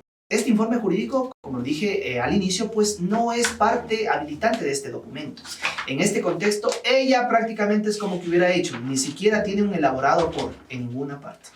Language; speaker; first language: Spanish; native; Spanish